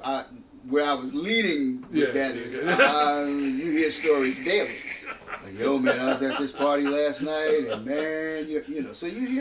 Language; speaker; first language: English; native; English